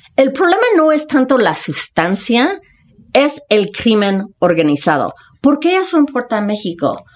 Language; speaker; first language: Spanish; non-native, fluent; English